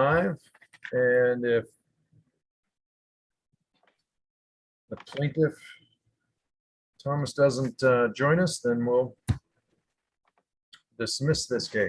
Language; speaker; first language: English; native; English